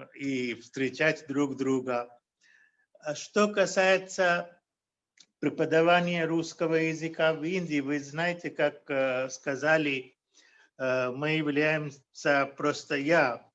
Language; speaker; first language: Russian; non-native, fluent; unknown